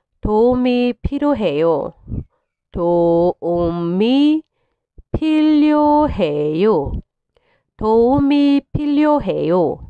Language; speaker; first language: Korean; non-native, fluent; Burmese